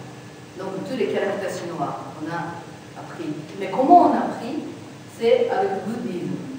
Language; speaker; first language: French; non-native, learner; Japanese